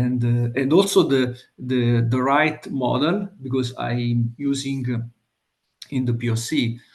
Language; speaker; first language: English; non-native, fluent; Italian